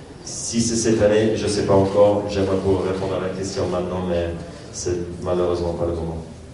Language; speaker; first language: French; non-native, fluent; German